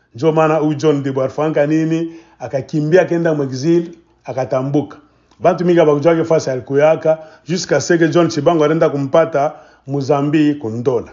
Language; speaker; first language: Swahili; native; Swahili